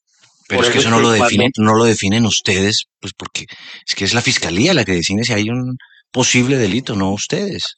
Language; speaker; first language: Spanish; native; Spanish